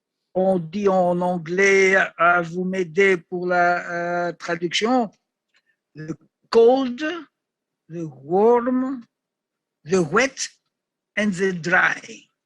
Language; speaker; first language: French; non-native, learner; Greek